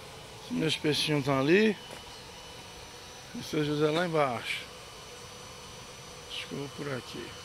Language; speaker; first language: Portuguese; native; Portuguese